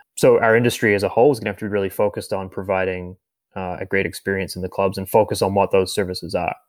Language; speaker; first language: English; native; English